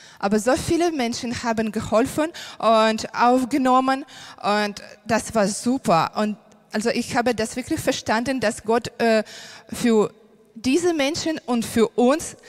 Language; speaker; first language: German; non-native, learner; Ukrainian